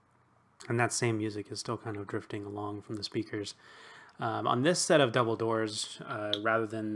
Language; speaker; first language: English; native; English